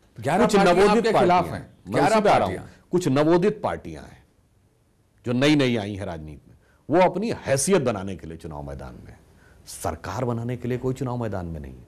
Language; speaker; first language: Hindi; native; Hindi